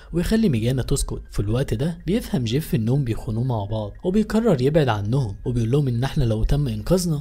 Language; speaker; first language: Arabic; native; Arabic